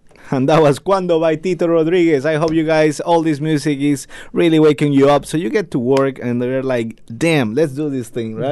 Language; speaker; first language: English; non-native, fluent; Spanish